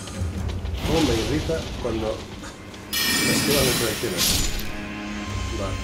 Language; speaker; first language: Spanish; native; Spanish